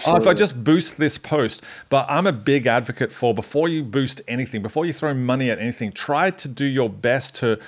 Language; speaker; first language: English; native; English